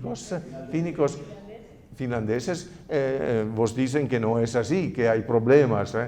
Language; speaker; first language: Spanish; non-native, fluent; Italian